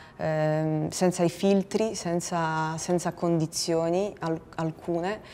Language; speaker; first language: Italian; non-native, fluent; Polish